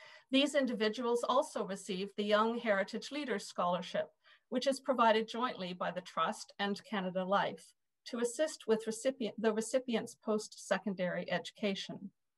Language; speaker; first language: English; native; English